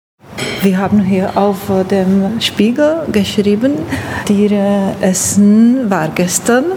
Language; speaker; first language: German; non-native, learner; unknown